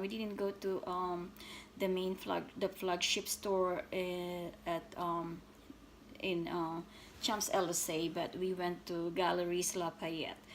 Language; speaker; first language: English; non-native, fluent; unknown